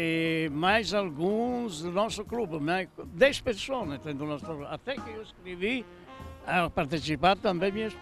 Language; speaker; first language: Portuguese; non-native, fluent; Italian